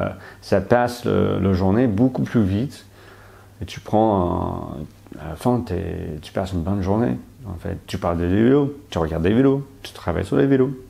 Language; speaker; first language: French; non-native, fluent; English